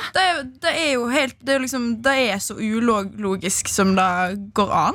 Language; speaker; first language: Norwegian; native; Norwegian